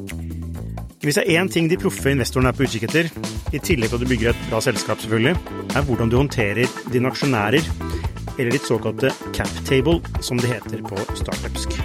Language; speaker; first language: Norwegian; native; Norwegian